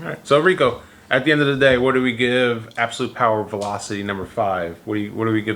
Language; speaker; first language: English; native; English